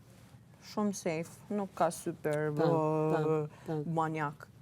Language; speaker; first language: Albanian; early bilingual, heritage; Italian